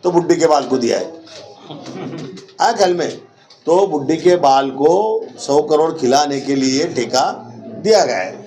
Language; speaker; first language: Hindi; non-native, local second language; Marathi